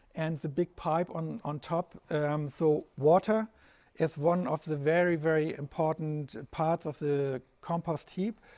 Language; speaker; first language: English; non-native, fluent; German